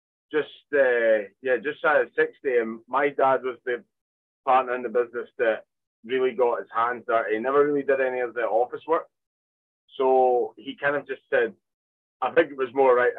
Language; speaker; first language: English; native; English